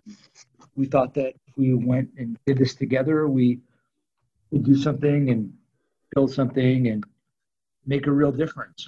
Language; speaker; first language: English; native; English